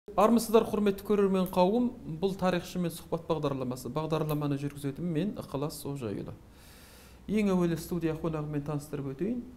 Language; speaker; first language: Kazakh; native; Kazakh